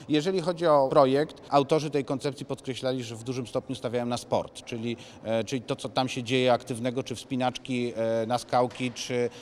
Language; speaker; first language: Polish; native; Polish